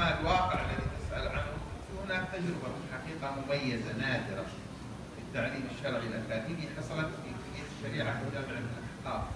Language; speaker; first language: Arabic; native; Arabic